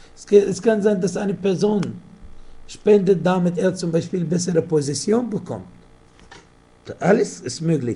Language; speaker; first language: German; non-native, fluent; Arabic